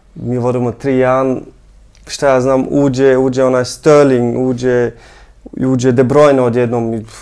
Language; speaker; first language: Serbian; early bilingual, heritage; Serbian